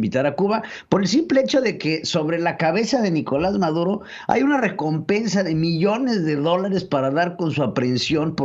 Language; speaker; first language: Spanish; native; Spanish